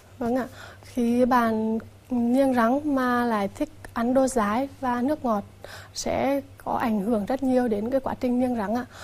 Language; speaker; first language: Vietnamese; native; Vietnamese